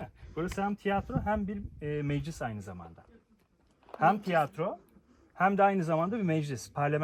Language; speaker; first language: Turkish; native; Turkish